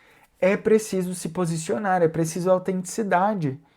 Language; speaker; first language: Portuguese; native; Portuguese